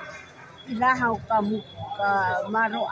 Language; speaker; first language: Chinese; non-native, local second language; Amis